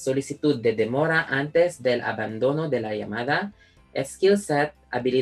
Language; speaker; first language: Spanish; non-native, learner; Filipino